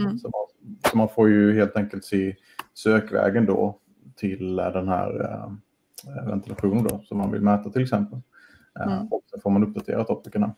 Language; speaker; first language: Swedish; native; Swedish